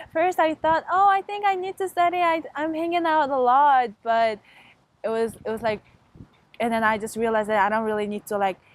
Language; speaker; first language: English; non-native, fluent; Mongolian